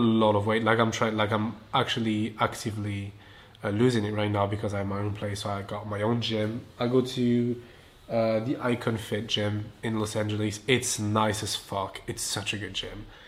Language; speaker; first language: English; non-native, fluent; French